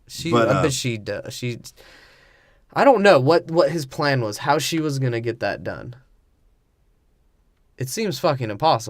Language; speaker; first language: English; native; English